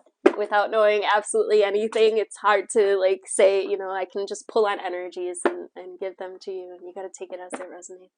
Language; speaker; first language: English; native; English